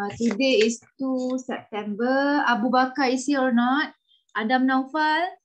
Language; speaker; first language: English; non-native, local second language; Malay